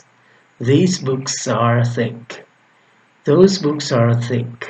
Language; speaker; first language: English; non-native, fluent; Indonesian